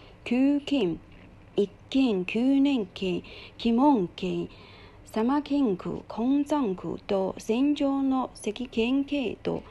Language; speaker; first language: Japanese; non-native, learner; Chinese